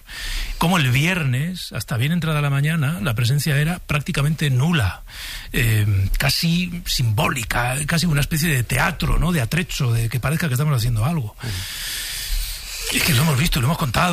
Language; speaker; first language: Spanish; native; Spanish